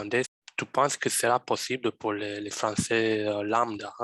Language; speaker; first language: French; non-native, fluent; Romanian